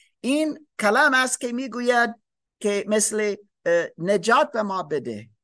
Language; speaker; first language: Persian; non-native, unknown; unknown